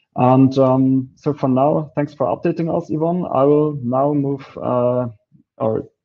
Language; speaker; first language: English; non-native, fluent; Polish